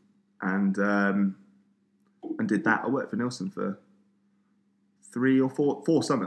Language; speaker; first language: English; native; English